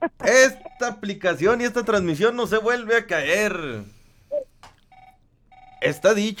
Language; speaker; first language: Spanish; native; Spanish